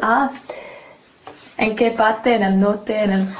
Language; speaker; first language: Spanish; non-native, learner; English